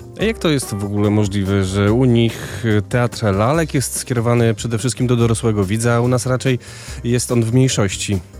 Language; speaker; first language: Polish; native; Polish